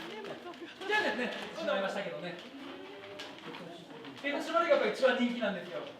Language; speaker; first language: Japanese; native; Japanese